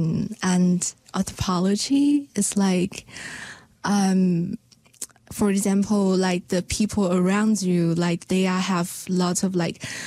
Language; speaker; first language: English; non-native, learner; Chinese